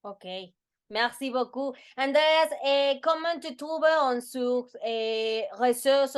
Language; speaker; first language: French; non-native, learner; Spanish